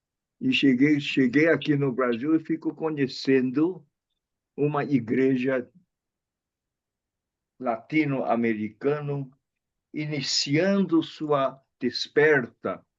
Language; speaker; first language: Portuguese; non-native, fluent; Chinese